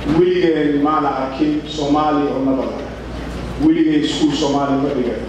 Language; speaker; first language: Somali; early bilingual, heritage; Somali